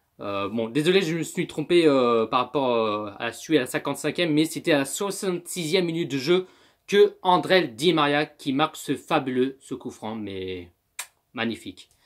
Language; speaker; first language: French; native; French